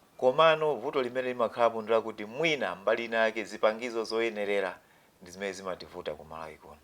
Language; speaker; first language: Nyanja; non-native, local second language; Tumbuka